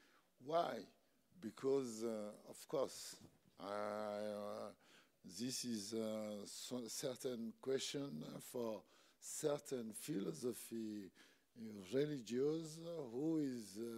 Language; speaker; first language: English; non-native, learner; French